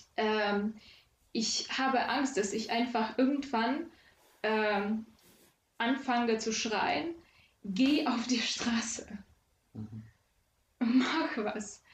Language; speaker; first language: German; non-native, fluent; Ukrainian